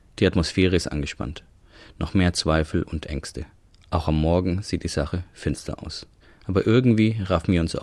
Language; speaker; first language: German; native; German